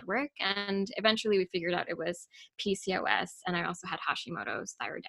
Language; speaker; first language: English; non-native, local second language; Urdu